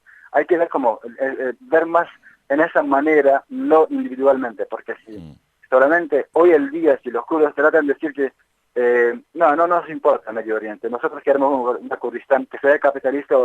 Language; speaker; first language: Spanish; non-native, fluent; Kurdish